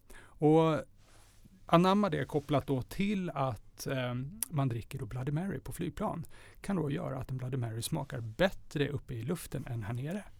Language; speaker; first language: Swedish; native; Swedish